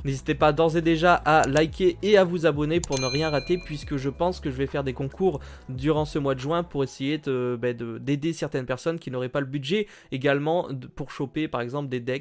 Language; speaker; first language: French; native; French